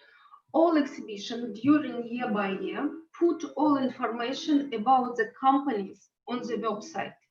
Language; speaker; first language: English; non-native, learner; Russian